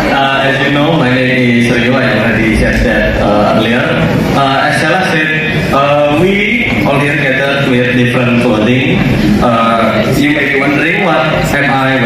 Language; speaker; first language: English; non-native, learner; Indonesian